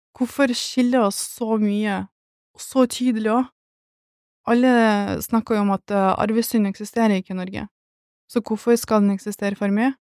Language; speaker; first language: Norwegian; early bilingual, other home language; Russian